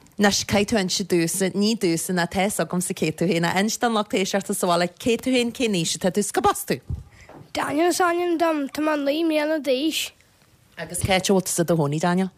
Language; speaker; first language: Irish; native; Irish